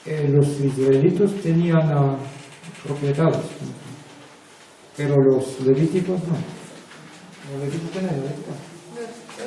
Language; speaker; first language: Spanish; non-native, learner; Bulgarian